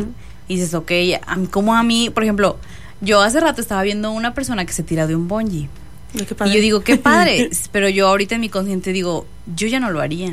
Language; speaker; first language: Spanish; native; Spanish